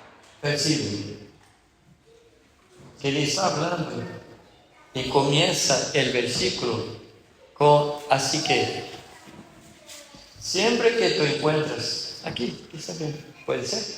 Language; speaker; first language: Spanish; non-native, fluent; Portuguese